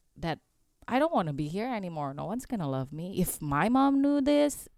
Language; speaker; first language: English; non-native, fluent; Indonesian